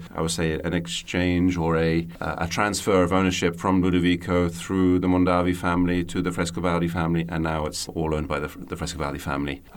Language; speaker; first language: English; native; English